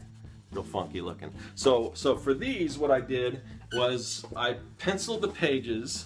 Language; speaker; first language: English; native; English